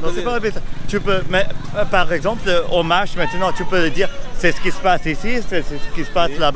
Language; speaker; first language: French; non-native, fluent; English